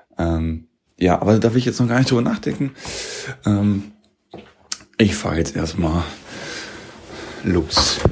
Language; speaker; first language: German; native; German